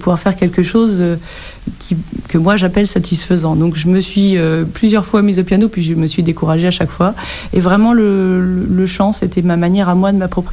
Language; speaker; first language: French; native; French